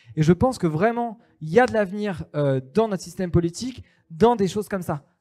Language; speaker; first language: French; native; French